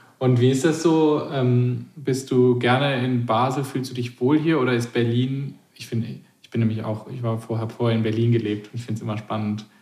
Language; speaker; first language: German; native; German